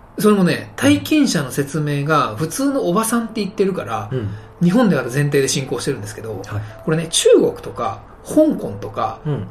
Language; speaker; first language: Japanese; native; Japanese